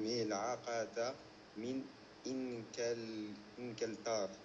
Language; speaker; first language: Arabic; non-native, learner; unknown